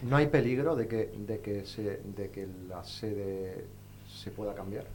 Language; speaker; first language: Spanish; non-native, local second language; Catalan